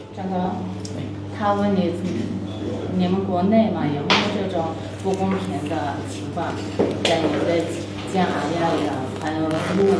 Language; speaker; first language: Chinese; non-native, fluent; Mongolian